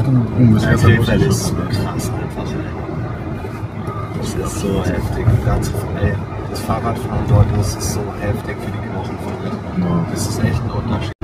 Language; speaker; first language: German; native; German